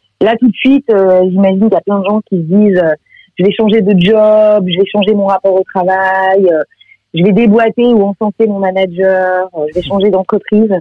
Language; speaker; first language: French; native; French